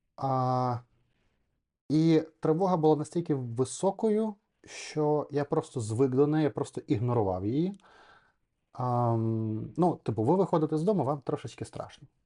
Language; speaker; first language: Ukrainian; non-native, local second language; Russian